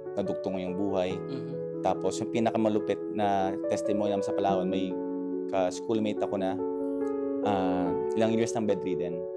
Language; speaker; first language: Filipino; native; Filipino